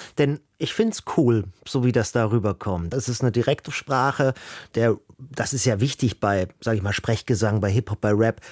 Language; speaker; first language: German; native; German